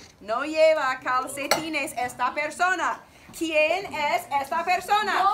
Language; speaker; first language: Spanish; non-native, fluent; English